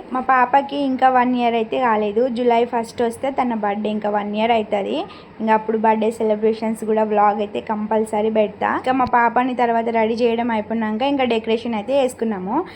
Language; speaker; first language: Telugu; non-native, local second language; Lambadi